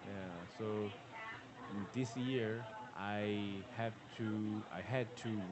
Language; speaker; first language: English; non-native, learner; Korean